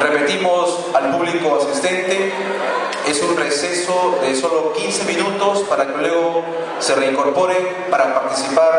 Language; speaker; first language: Spanish; native; Spanish